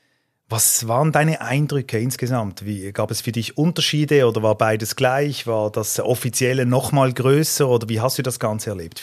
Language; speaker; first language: German; native; German